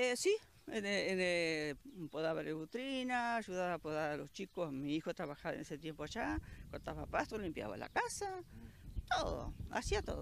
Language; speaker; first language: Spanish; native; Spanish